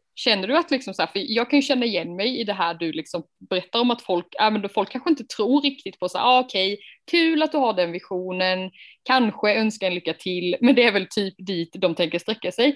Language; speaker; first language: Swedish; native; Swedish